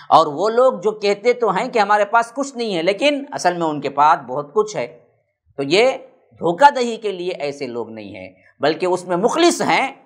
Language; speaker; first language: Urdu; native; Urdu